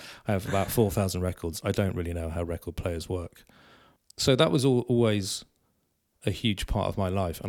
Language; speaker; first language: English; native; English